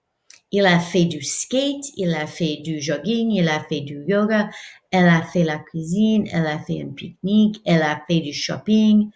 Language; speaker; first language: French; non-native, fluent; English